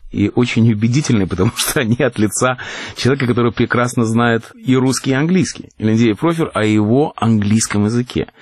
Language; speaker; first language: Russian; native; Russian